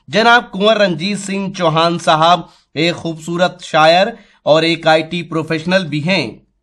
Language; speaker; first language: Hindi; native; Hindi